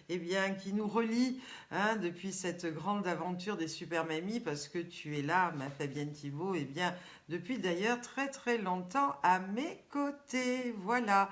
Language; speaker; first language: French; native; French